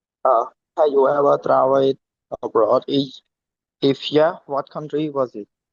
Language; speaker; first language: English; non-native, learner; Khmer